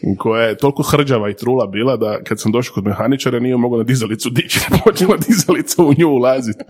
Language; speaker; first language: Croatian; native; Croatian